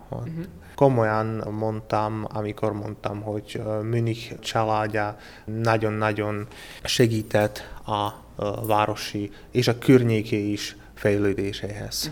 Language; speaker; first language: Hungarian; non-native, learner; Slovak